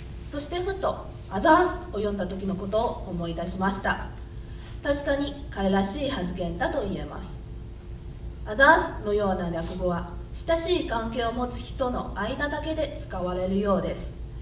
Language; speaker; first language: Japanese; non-native, fluent; Chinese